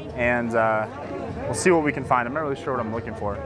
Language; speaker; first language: English; native; English